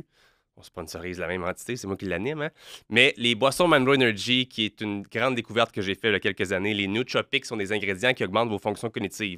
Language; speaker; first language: French; native; French